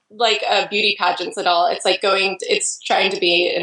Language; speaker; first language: English; native; English